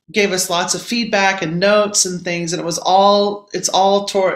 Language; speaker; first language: English; native; English